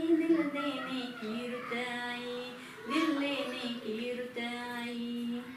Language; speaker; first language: Hindi; non-native, local second language; Marathi